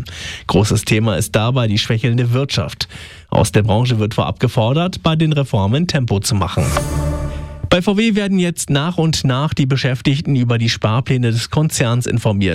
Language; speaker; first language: German; native; German